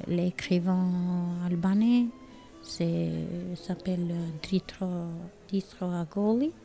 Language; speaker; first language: French; non-native, learner; Albanian